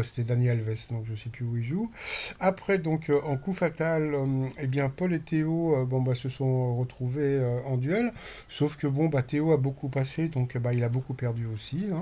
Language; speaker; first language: French; native; French